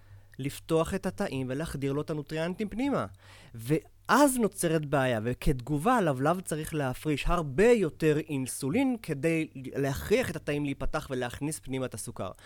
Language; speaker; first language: Hebrew; native; Hebrew